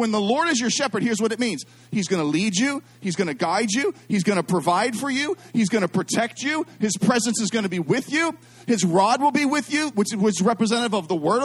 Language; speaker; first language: English; native; English